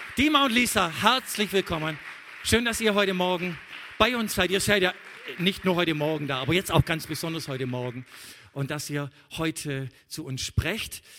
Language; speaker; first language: German; native; German